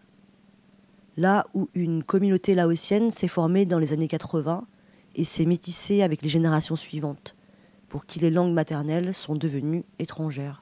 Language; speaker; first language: French; native; French